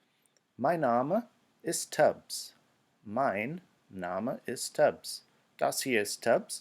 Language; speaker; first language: German; non-native, fluent; English